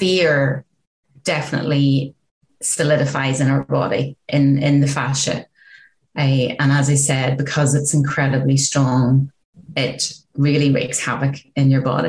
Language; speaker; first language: English; native; English